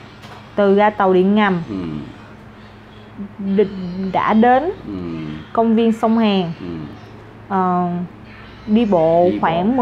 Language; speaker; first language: Vietnamese; non-native, learner; Korean